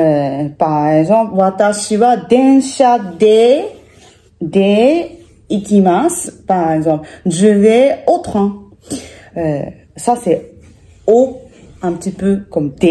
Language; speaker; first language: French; non-native, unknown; Japanese